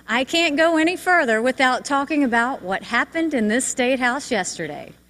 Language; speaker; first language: English; native; English